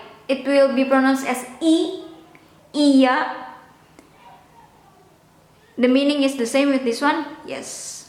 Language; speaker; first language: English; non-native, local second language; Indonesian